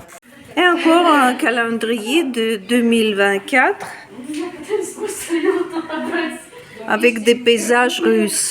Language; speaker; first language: French; non-native, fluent; Russian